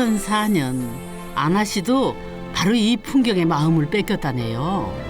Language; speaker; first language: Korean; native; Korean